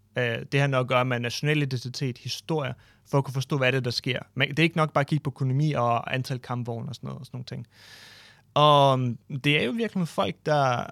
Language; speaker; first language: Danish; non-native, fluent; Ukrainian